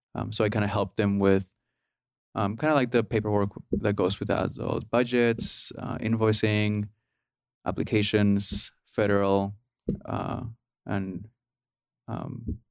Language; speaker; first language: English; early bilingual, other home language; Spanish